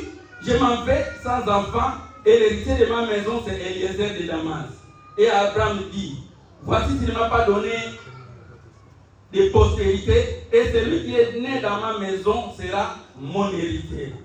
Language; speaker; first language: French; non-native, local second language; Lingala